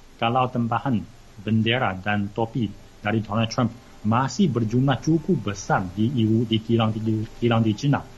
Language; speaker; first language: Malay; non-native, fluent; Chinese